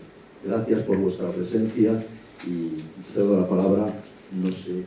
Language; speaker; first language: Spanish; native; Spanish